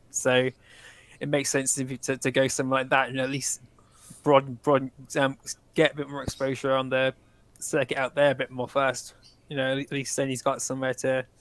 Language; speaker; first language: English; native; English